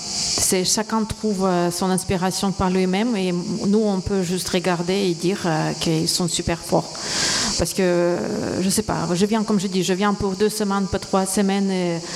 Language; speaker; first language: French; non-native, fluent; Ukrainian